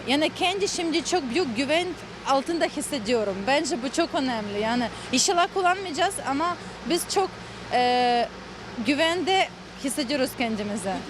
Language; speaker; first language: Turkish; non-native, fluent; Ukrainian